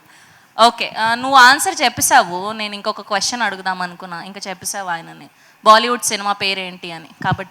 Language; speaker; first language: Telugu; native; Telugu